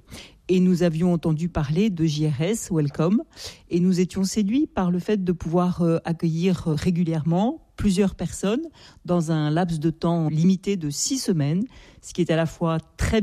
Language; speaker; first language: French; native; French